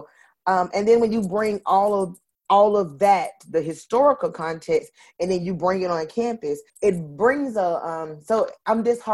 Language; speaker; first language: English; native; English